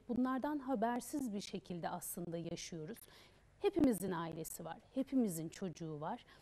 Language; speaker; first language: Turkish; native; Turkish